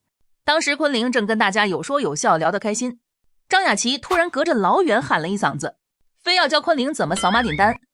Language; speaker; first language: Chinese; native; Chinese